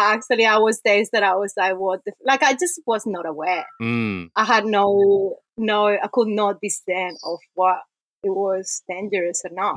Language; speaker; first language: English; non-native, fluent; Spanish